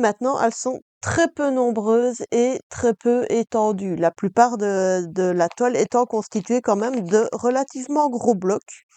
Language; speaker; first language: French; native; French